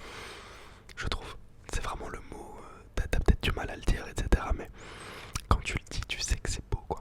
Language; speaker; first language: French; native; French